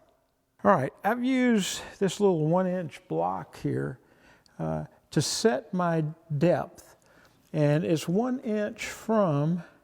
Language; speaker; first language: English; native; English